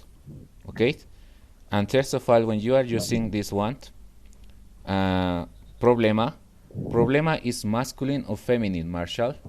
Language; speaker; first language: English; non-native, fluent; Spanish